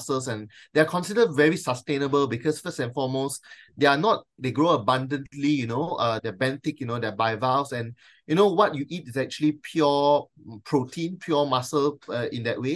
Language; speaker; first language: English; non-native, local second language; Chinese